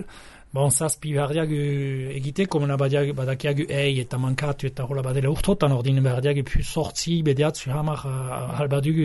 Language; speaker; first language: Basque; native; Basque